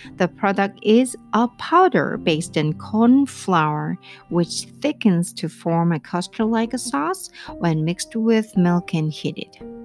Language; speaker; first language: English; non-native, fluent; Korean